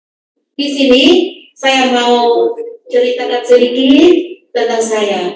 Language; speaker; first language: Indonesian; non-native, fluent; Vietnamese